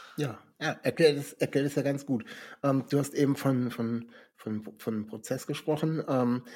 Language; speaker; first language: German; native; German